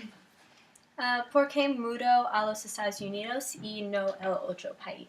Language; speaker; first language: Spanish; non-native, learner; English